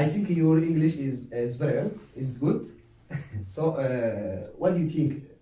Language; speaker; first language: English; non-native, learner; Oromo